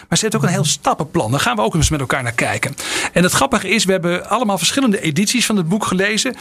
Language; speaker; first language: Dutch; native; Dutch